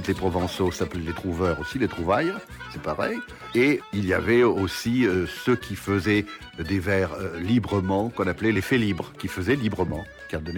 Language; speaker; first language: French; native; French